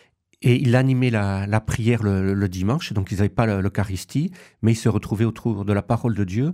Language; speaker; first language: French; native; French